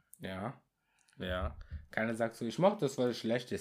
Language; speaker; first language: German; early bilingual, other home language; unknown